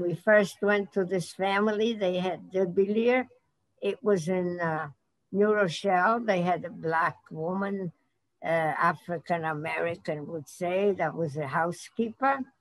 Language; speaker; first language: English; non-native, fluent; Polish